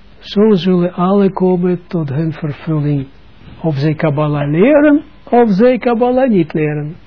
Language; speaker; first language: Dutch; non-native, fluent; Russian